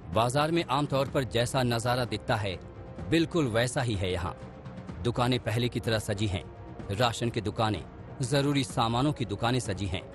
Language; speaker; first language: Hindi; native; Hindi